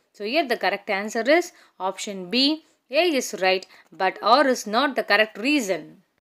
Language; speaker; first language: English; non-native, local second language; Tamil